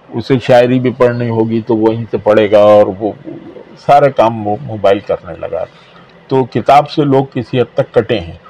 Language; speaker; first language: Urdu; native; Urdu